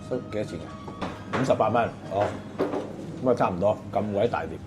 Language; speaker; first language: Cantonese; native; Cantonese